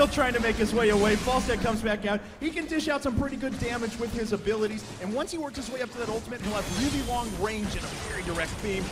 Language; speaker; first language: English; native; English